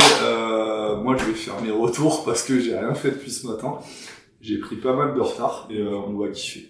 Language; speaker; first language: French; native; French